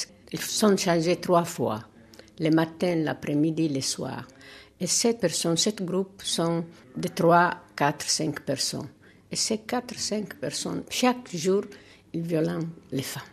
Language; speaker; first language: French; non-native, learner; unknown